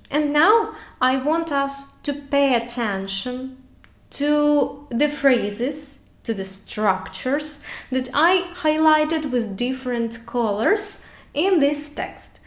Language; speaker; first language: English; non-native, fluent; Ukrainian